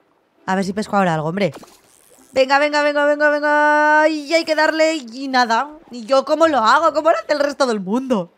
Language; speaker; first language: Spanish; native; Spanish